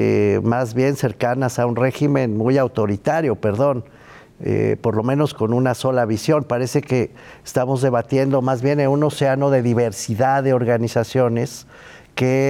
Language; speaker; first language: Spanish; native; Spanish